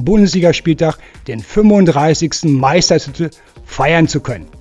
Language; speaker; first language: German; native; German